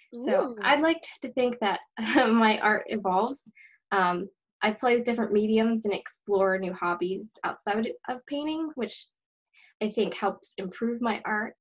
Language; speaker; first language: English; native; English